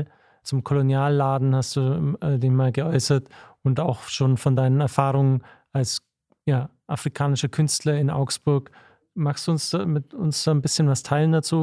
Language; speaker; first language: German; native; German